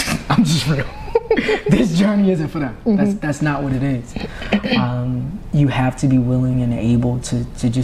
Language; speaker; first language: English; native; English